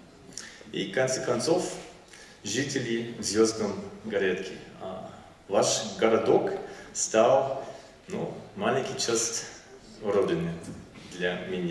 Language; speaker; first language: Russian; non-native, learner; German